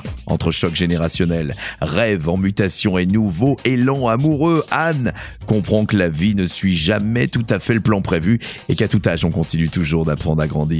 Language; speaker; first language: French; native; French